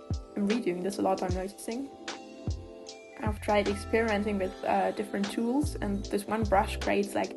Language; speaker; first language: English; non-native, fluent; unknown